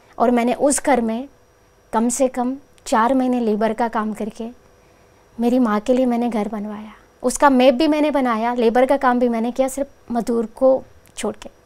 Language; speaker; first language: Hindi; native; Hindi